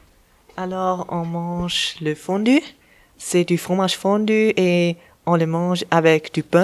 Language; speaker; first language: French; non-native, local second language; German